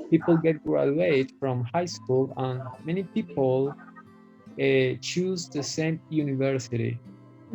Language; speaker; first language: English; non-native, fluent; Spanish